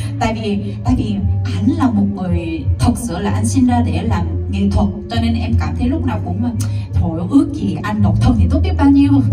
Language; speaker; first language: Vietnamese; non-native, fluent; Korean